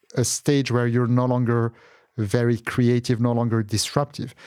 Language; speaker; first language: English; non-native, fluent; Arabic